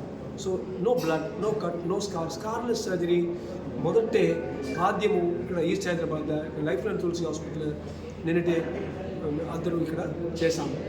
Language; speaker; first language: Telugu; non-native, learner; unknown